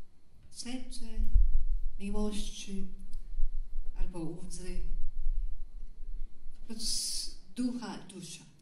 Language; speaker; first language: Polish; non-native, fluent; Japanese